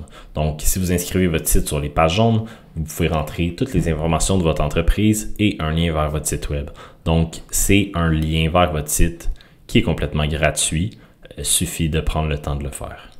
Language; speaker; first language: French; native; French